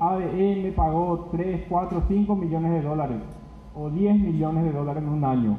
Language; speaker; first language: Spanish; native; Spanish